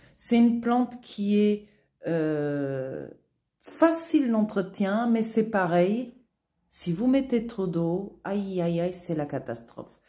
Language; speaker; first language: French; non-native, fluent; Portuguese